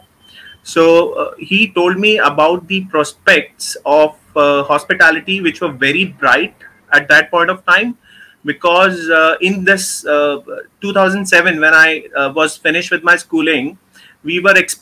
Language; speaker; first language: English; non-native, local second language; Hindi